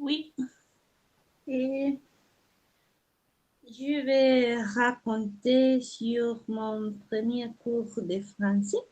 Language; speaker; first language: French; non-native, learner; Spanish